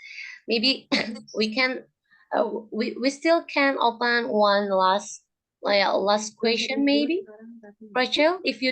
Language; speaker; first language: English; non-native, learner; Indonesian